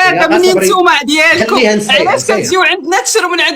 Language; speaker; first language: Arabic; native; Arabic